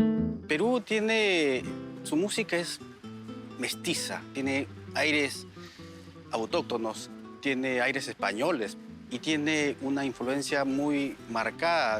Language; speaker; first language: Spanish; native; Spanish